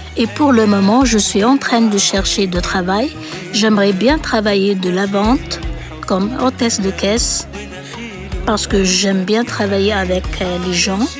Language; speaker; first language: French; non-native, local second language; Arabic